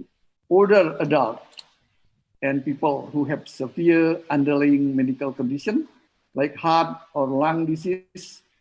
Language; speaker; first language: English; non-native, learner; Indonesian